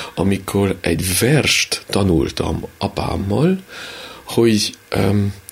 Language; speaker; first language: Hungarian; early bilingual, other home language; French